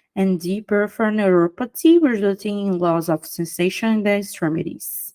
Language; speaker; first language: English; non-native, fluent; Portuguese